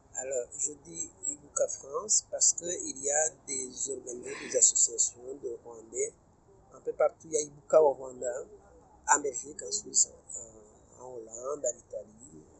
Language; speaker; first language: French; non-native, local second language; Kinyarwanda